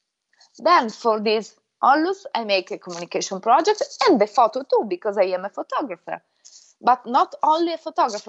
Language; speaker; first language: English; non-native, fluent; Italian